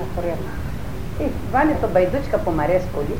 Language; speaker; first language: Greek; native; Greek